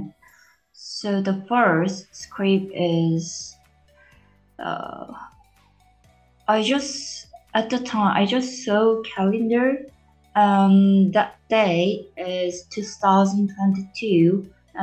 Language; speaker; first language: English; non-native, learner; Korean